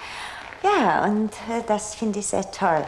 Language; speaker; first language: German; non-native, learner; Bulgarian